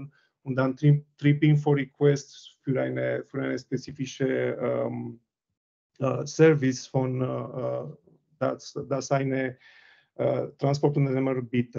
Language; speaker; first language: German; non-native, learner; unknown